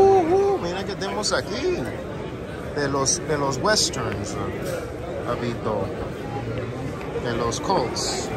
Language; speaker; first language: Spanish; early bilingual, heritage; English